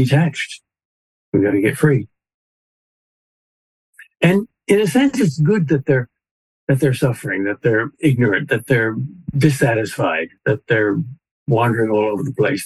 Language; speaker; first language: English; native; English